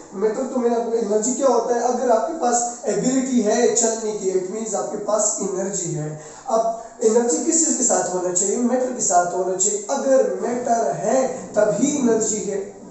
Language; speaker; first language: Urdu; non-native, local second language; Pashto